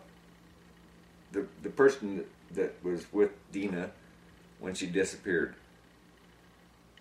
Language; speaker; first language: English; native; English